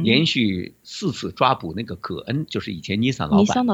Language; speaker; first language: Chinese; native; Chinese